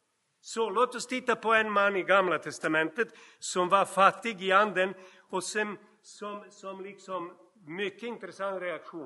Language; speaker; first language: Swedish; non-native, fluent; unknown